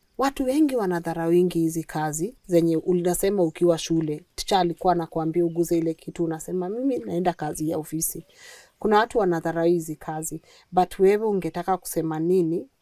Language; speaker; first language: Swahili; native; Swahili